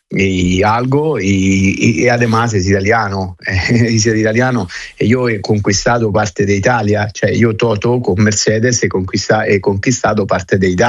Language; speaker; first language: Spanish; non-native, fluent; Italian